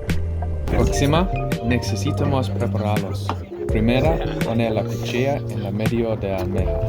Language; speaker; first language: Spanish; non-native, learner; English